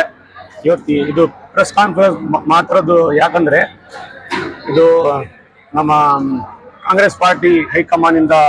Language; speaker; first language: Kannada; non-native, local second language; Urdu